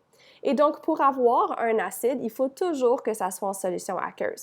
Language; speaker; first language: French; native; French